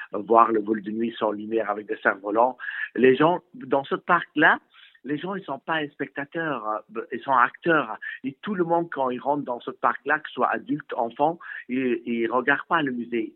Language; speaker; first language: French; non-native, fluent; Persian